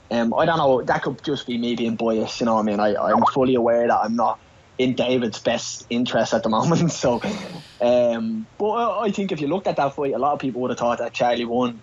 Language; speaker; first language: English; native; English